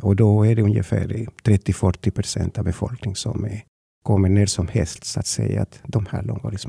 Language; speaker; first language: Swedish; non-native, fluent; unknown